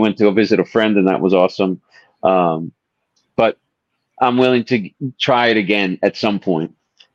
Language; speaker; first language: English; native; English